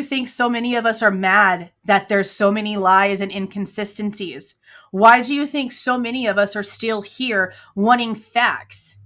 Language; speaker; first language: English; native; English